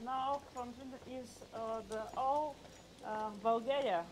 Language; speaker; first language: English; non-native, learner; Bulgarian